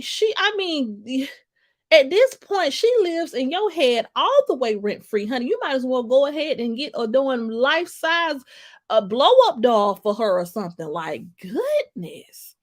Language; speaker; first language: English; native; English